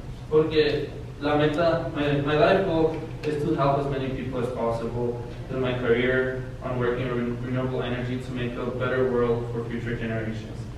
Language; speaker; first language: English; non-native, fluent; Spanish